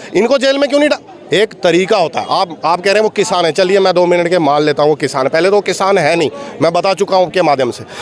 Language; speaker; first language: Hindi; native; Hindi